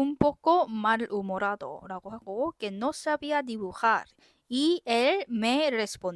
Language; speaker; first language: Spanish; non-native, fluent; Korean